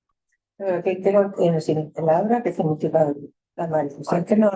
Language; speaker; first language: Spanish; native; Spanish